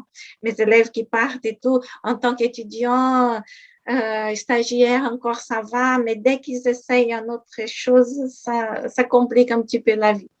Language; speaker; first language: French; non-native, fluent; Portuguese